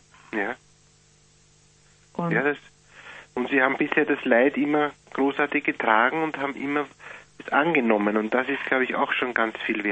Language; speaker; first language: German; native; German